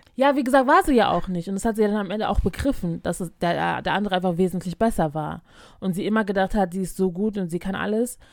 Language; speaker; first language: German; early bilingual, other home language; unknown